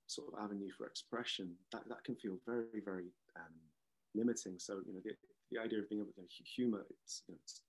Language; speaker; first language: English; native; English